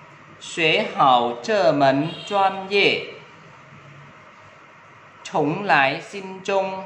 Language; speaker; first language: Chinese; non-native, fluent; Vietnamese